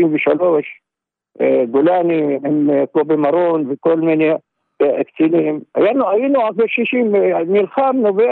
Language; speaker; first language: Hebrew; non-native, local second language; Arabic